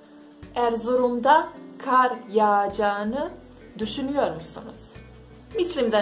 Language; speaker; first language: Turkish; non-native, fluent; Bosnian